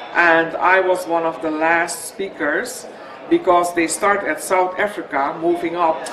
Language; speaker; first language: English; non-native, fluent; Dutch